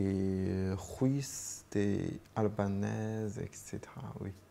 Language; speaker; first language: French; non-native, fluent; Chinese